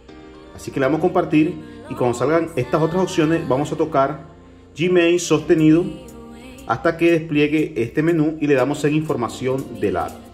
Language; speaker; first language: Spanish; native; Spanish